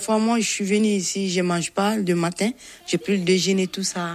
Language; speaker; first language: French; non-native, learner; Bambara